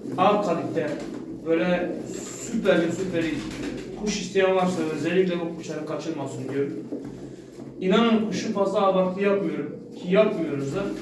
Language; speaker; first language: Turkish; native; Turkish